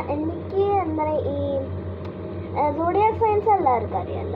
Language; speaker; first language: Malayalam; early bilingual, heritage; Malayalam